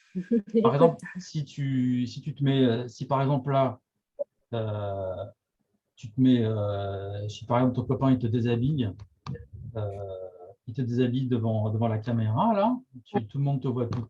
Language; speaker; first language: French; native; French